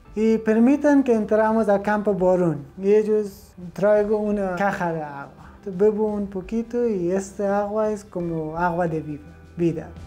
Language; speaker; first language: Spanish; non-native, learner; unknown